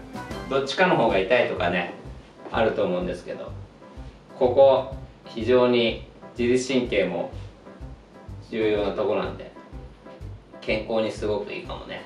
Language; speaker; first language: Japanese; native; Japanese